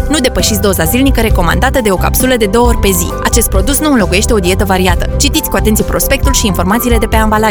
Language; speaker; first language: Romanian; native; Romanian